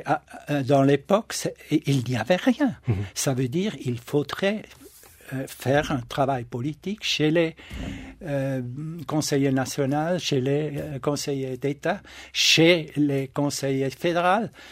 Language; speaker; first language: French; non-native, local second language; German